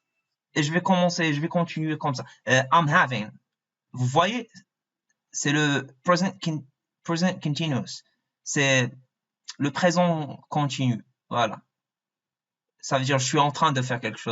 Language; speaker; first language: French; non-native, fluent; Arabic